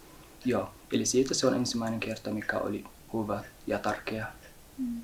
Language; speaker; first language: Finnish; non-native, learner; Somali